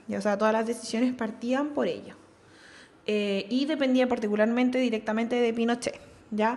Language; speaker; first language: Spanish; native; Spanish